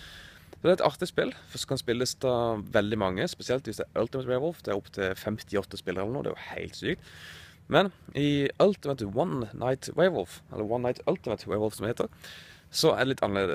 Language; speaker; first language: Norwegian; native; Norwegian